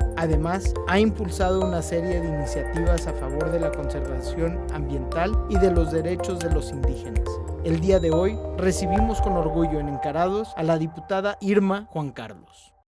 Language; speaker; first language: Spanish; native; Spanish